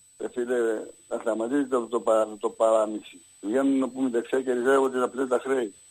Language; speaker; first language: Greek; native; Greek